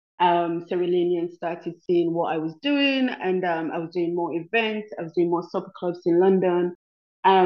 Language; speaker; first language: English; non-native, local second language; Krio